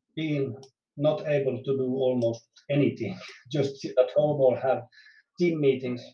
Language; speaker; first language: English; non-native, fluent; Swedish